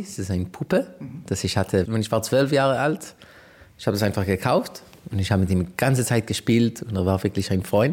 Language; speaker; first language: German; non-native, fluent; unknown